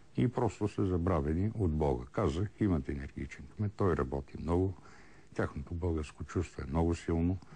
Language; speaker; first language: Bulgarian; native; Bulgarian